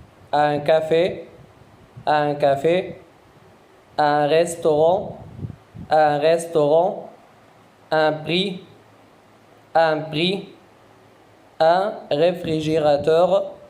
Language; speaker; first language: French; non-native, fluent; Arabic